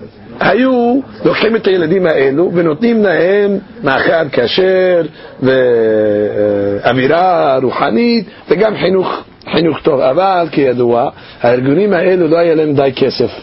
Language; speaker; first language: Hebrew; non-native, fluent; English